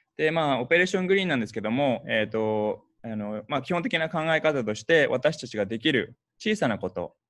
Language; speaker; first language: Japanese; early bilingual, heritage; Japanese